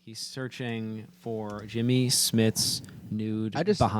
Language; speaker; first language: English; native; English